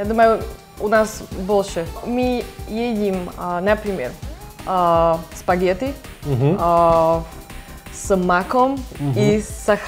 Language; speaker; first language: Russian; non-native, learner; Slovak